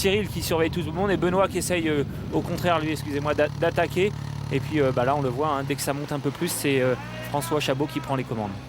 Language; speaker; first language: French; native; French